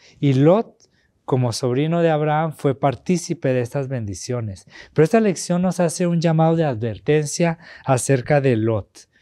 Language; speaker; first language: Spanish; native; Spanish